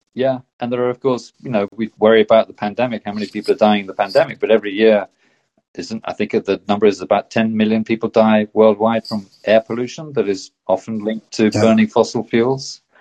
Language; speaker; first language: English; native; English